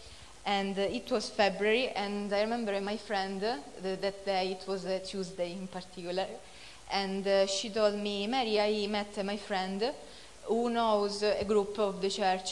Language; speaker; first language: English; non-native, fluent; Italian